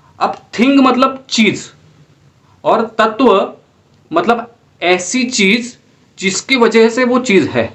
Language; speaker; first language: Hindi; non-native, local second language; Marathi